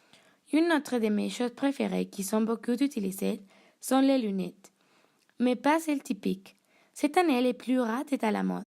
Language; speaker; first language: French; non-native, learner; Spanish